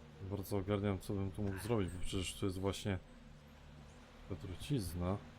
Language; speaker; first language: Polish; native; Polish